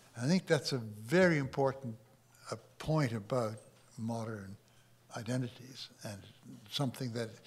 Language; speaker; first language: English; native; English